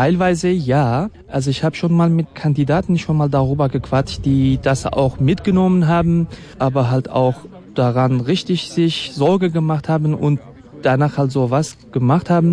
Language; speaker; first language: German; non-native, fluent; Kurdish